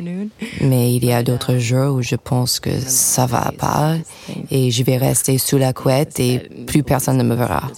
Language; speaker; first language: French; non-native, fluent; English